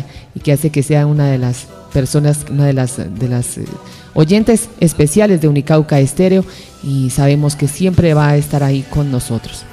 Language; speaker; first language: Spanish; native; Spanish